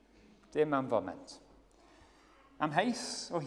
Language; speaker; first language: Welsh; native; Welsh